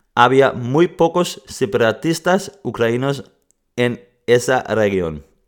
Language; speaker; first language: Spanish; non-native, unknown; Danish